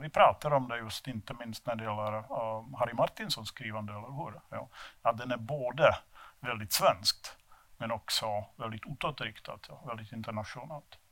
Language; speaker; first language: Swedish; non-native, fluent; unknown